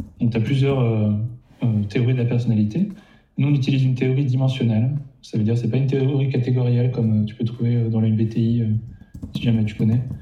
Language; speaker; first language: French; native; French